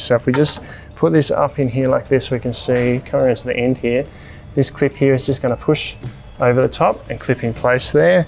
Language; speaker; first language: English; native; English